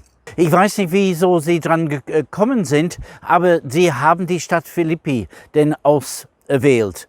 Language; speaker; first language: German; non-native, fluent; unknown